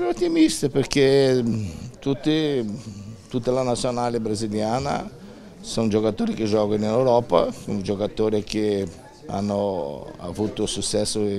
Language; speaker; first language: Italian; non-native, fluent; Portuguese